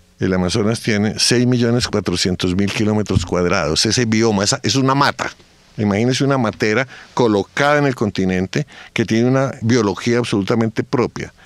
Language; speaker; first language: Spanish; native; Spanish